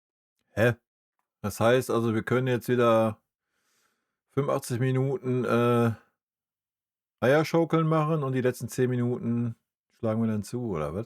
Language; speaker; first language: German; native; German